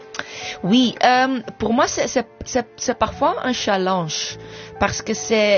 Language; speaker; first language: French; non-native, learner; English